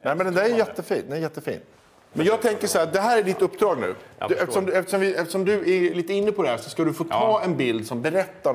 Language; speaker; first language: Swedish; native; Swedish